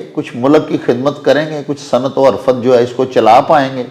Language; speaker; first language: Urdu; non-native, local second language; Punjabi